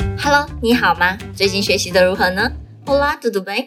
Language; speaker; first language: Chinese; non-native, fluent; Portuguese